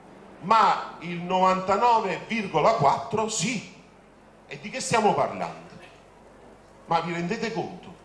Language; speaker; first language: Italian; native; Italian